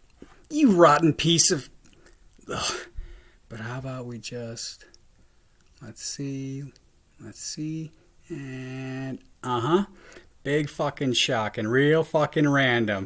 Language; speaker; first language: English; native; English